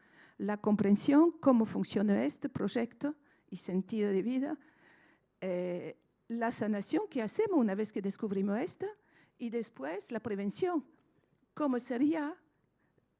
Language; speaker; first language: Spanish; non-native, fluent; French